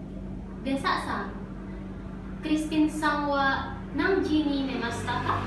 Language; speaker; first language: Japanese; non-native, learner; Indonesian